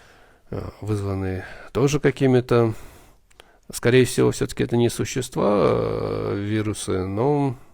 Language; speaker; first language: Russian; native; Russian